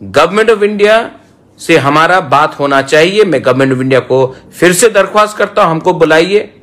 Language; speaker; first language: Hindi; non-native, local second language; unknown